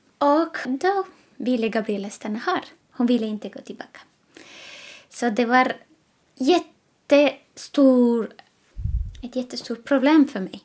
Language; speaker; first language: Swedish; non-native, fluent; Spanish